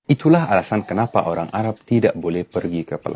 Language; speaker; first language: Indonesian; non-native, fluent; Arabic